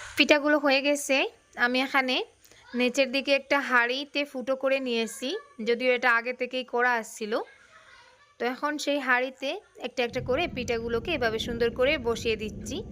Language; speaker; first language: Bangla; native; Bangla